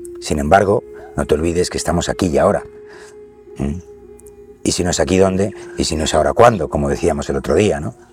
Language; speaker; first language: Spanish; native; Spanish